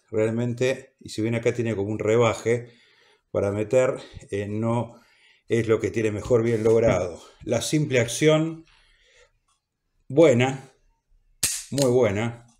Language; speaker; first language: Spanish; native; Spanish